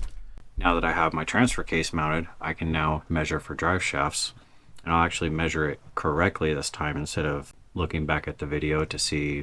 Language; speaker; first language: English; native; English